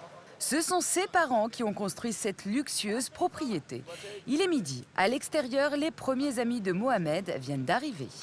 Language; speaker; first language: French; native; French